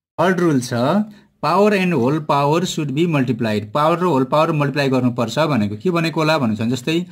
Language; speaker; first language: Nepali; native; Nepali